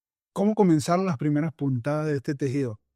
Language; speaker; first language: Spanish; native; Spanish